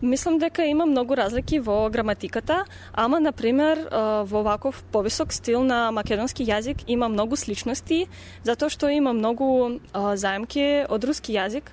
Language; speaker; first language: Macedonian; non-native, fluent; Russian